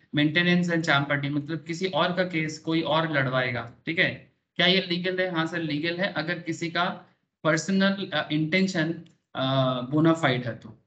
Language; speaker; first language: Hindi; non-native, local second language; Bangla